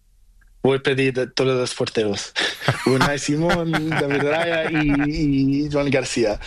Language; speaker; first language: Spanish; non-native, learner; Portuguese